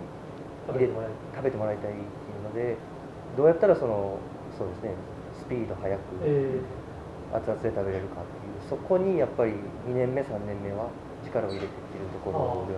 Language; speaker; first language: Japanese; native; Japanese